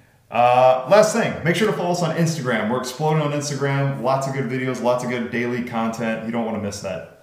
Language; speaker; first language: English; native; English